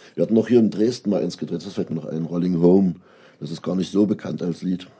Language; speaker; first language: German; native; German